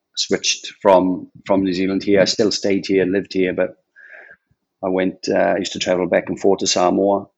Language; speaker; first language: English; native; English